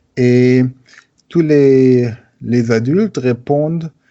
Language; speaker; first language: French; non-native, learner; German